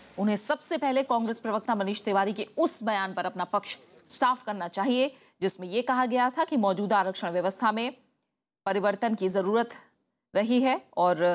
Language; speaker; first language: Hindi; native; Hindi